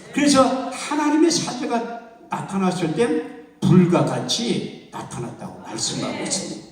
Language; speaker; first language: Korean; native; Korean